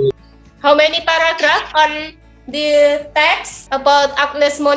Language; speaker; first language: English; non-native, learner; Indonesian